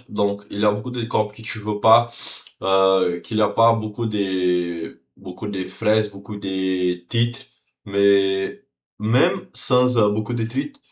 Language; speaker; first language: French; non-native, learner; Portuguese